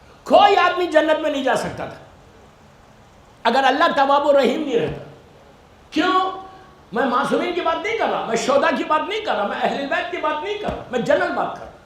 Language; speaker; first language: Urdu; native; Urdu